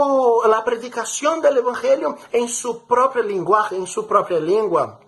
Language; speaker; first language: Spanish; non-native, fluent; Portuguese